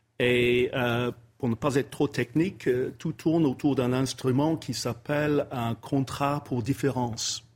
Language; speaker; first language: French; non-native, fluent; English